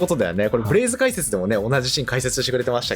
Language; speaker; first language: Japanese; native; Japanese